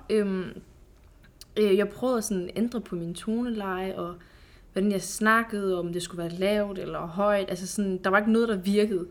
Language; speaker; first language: Danish; early bilingual, other home language; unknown